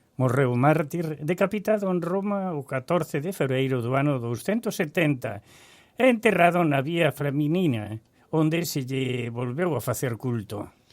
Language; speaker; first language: Galician; early bilingual, heritage; Galician